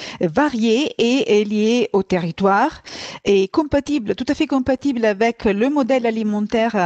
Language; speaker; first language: French; non-native, fluent; Italian